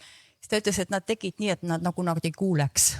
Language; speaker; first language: Estonian; native; Estonian